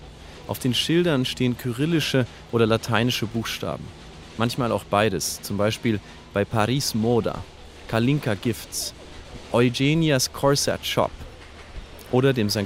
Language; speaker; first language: German; native; German